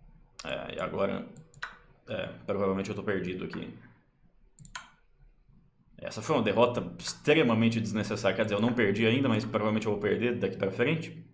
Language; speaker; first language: Portuguese; native; Portuguese